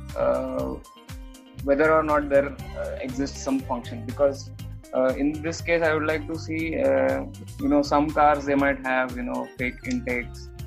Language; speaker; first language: English; non-native, local second language; Marathi